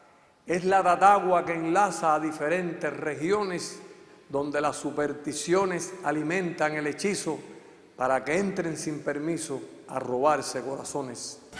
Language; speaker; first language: Spanish; native; Spanish